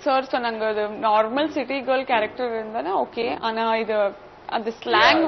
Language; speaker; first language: Tamil; non-native, fluent; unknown